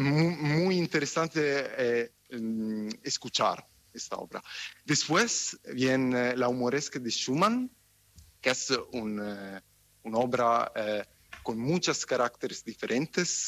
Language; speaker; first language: Spanish; non-native, fluent; Italian